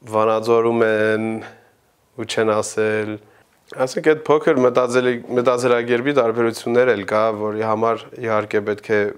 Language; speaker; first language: Armenian; early bilingual, heritage; Armenian